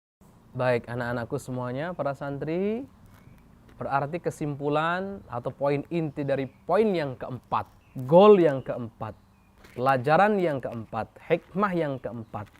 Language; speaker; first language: Indonesian; native; Indonesian